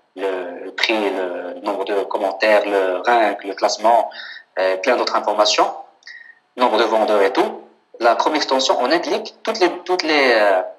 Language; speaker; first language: French; non-native, local second language; Arabic